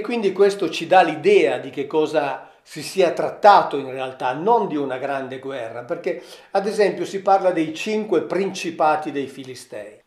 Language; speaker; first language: Italian; native; Italian